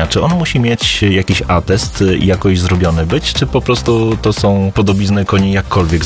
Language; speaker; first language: Polish; native; Polish